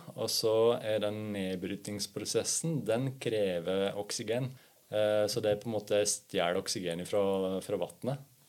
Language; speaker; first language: Norwegian; native; Norwegian